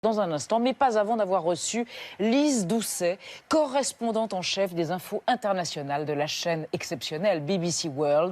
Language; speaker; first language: French; native; French